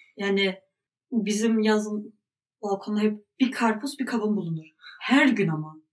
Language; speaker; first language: Turkish; early bilingual, heritage; Turkish